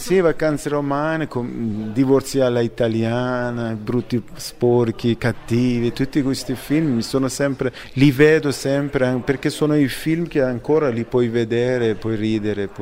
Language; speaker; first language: Italian; non-native, fluent; Persian